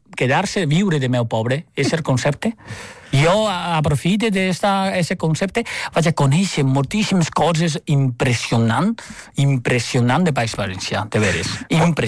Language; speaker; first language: Catalan; non-native, fluent; Chinese